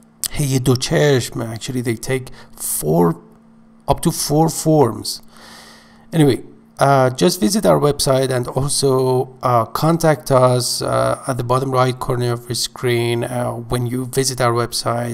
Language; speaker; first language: English; non-native, fluent; Persian